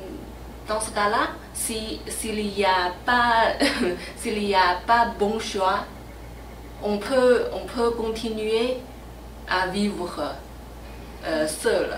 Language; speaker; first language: French; non-native, learner; Chinese